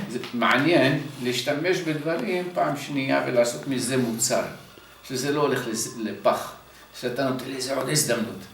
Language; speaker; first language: Hebrew; early bilingual, other home language; Arabic